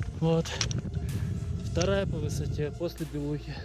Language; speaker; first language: Russian; native; Russian